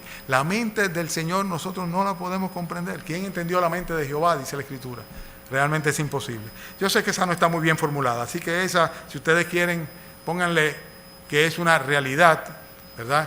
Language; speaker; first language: Spanish; native; Spanish